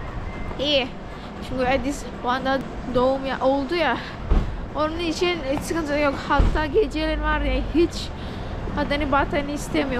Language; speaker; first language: Turkish; non-native, learner; Indonesian